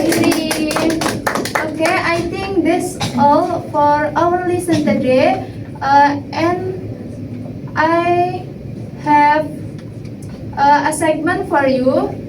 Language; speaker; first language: English; non-native, learner; Indonesian